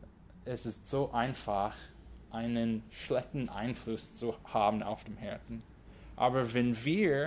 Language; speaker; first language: German; non-native, fluent; English